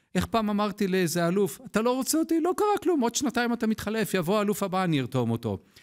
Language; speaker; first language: Hebrew; native; Hebrew